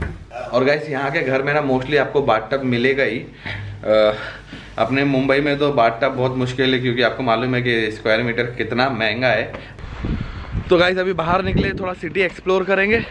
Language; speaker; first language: Hindi; native; Hindi